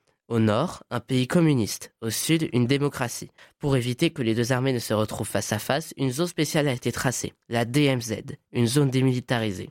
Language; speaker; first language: French; native; French